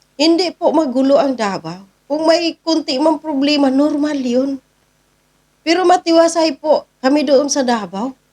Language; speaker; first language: Filipino; non-native, local second language; Cebuano